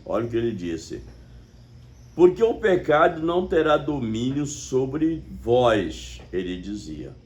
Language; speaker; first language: Portuguese; native; Portuguese